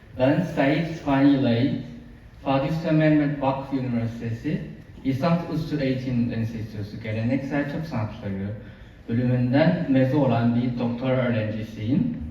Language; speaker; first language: Turkish; non-native, fluent; Chinese